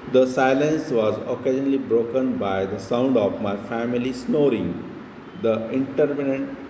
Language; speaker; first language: English; non-native, local second language; Marathi